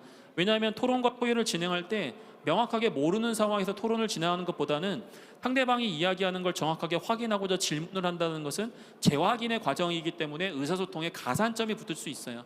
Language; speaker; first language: Korean; native; Korean